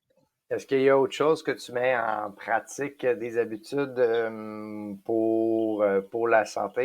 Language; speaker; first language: French; native; French